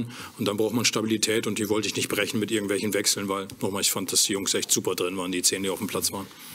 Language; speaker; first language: German; native; German